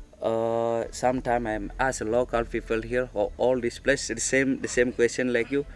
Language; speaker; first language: English; non-native, learner; Indonesian